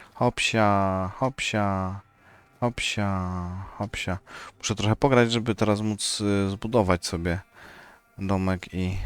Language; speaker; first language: Polish; native; Polish